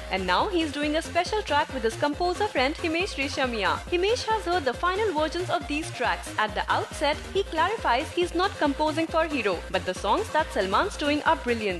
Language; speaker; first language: English; non-native, local second language; Hindi